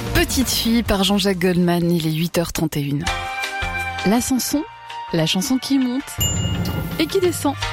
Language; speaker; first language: French; native; French